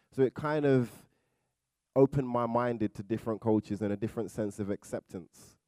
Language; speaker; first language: English; native; English